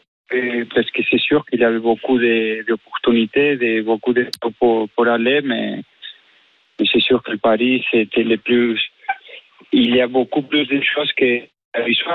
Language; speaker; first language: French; non-native, fluent; Spanish